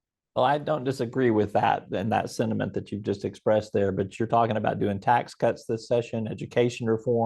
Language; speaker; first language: English; native; English